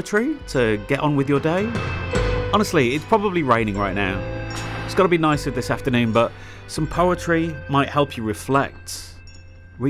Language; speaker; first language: English; native; English